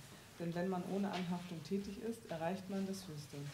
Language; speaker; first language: German; native; German